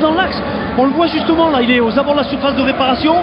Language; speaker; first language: French; native; French